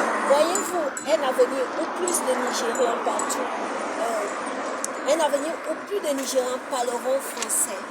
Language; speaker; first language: French; non-native, fluent; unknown